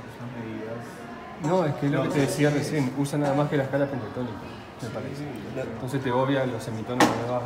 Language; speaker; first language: Spanish; native; Spanish